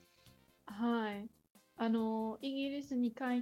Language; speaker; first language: Japanese; non-native, learner; English